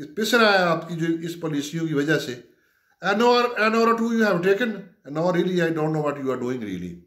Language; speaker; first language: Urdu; non-native, local second language; Punjabi